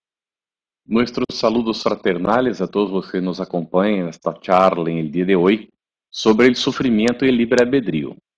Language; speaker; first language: Spanish; non-native, fluent; Portuguese